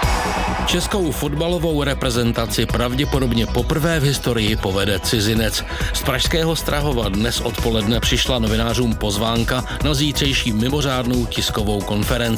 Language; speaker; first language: Czech; native; Czech